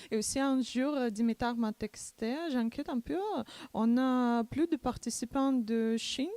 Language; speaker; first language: French; non-native, learner; Macedonian